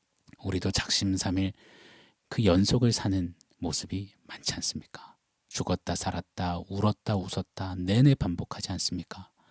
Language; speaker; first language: Korean; native; Korean